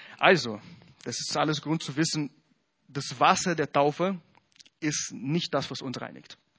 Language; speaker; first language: German; non-native, fluent; Portuguese